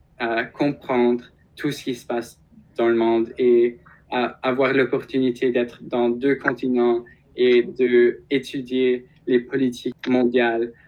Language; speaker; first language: French; non-native, local second language; English